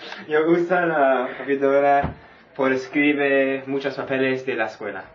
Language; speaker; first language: Spanish; non-native, learner; English